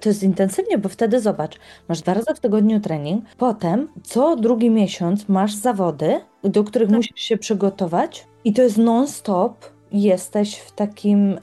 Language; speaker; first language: Polish; native; Polish